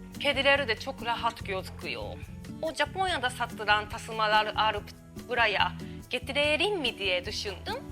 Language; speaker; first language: Turkish; non-native, learner; Japanese